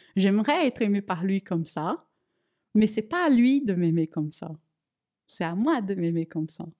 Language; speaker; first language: French; non-native, fluent; Portuguese